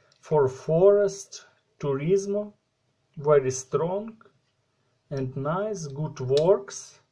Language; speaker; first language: English; non-native, learner; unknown